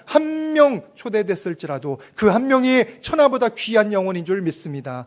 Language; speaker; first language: Korean; native; Korean